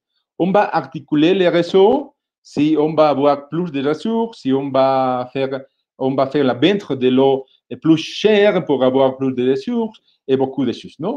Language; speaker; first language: French; non-native, fluent; Spanish